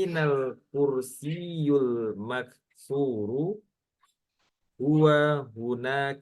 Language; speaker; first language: Arabic; non-native, learner; Indonesian